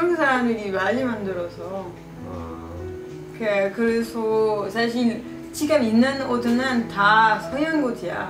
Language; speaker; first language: Korean; non-native, fluent; French